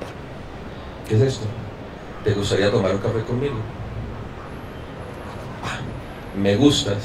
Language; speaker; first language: Spanish; native; Spanish